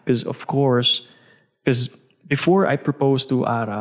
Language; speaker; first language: English; non-native, local second language; Filipino